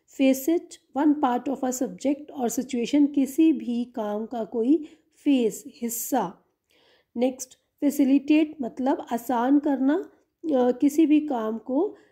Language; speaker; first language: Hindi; non-native, local second language; Punjabi